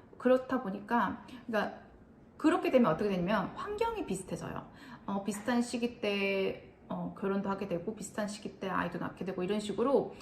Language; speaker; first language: Korean; native; Korean